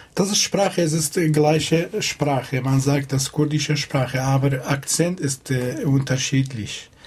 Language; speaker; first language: German; non-native, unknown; Kurdish